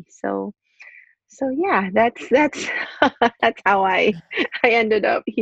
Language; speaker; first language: English; non-native, local second language; Filipino